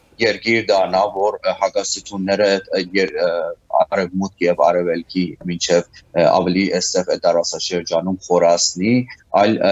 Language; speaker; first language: Armenian; early bilingual, heritage; Armenian